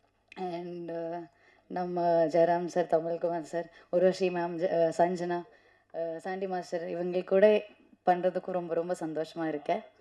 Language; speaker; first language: Tamil; non-native, learner; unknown